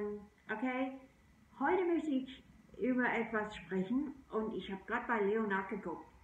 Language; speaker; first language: German; non-native, fluent; English